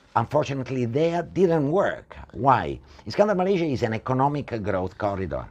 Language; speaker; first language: English; non-native, fluent; Italian